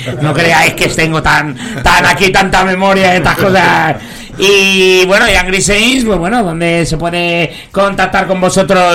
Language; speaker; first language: Spanish; native; Spanish